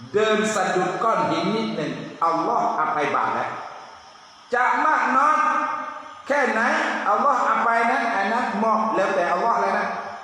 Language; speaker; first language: Thai; non-native, local second language; Pattani Malay